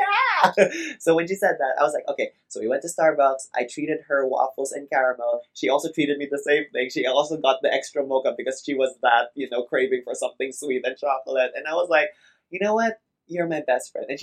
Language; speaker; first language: English; non-native, local second language; Filipino